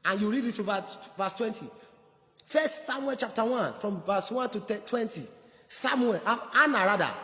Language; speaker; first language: English; non-native, local second language; Yoruba